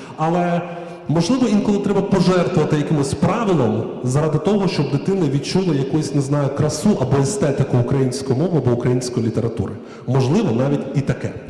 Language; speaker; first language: Ukrainian; native; Ukrainian